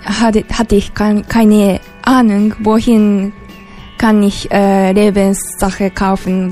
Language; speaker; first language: German; non-native, learner; Japanese